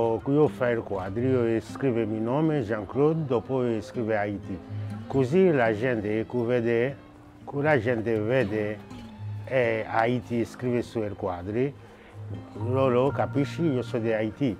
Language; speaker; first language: Italian; non-native, learner; Haitian Creole